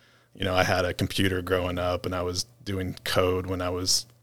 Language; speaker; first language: English; native; English